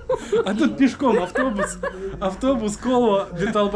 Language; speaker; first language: Russian; native; Russian